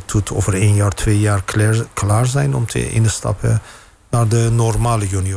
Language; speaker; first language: Dutch; non-native, fluent; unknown